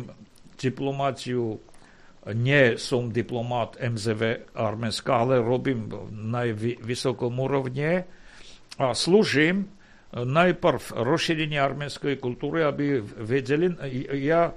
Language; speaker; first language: Slovak; non-native, fluent; Armenian